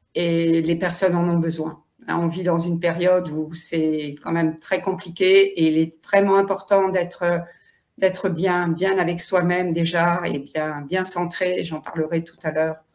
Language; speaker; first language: French; native; French